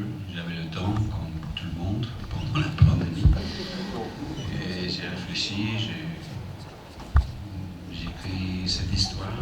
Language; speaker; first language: French; non-native, fluent; English